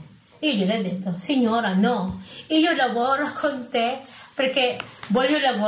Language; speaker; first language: Italian; non-native, learner; Filipino